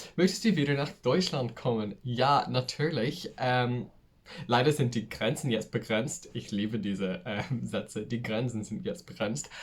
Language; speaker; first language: German; non-native, learner; English